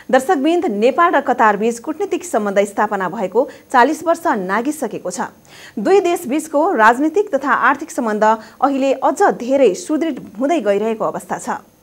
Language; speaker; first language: Nepali; native; Nepali